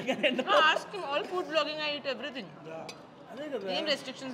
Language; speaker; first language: Telugu; non-native, local second language; Bangla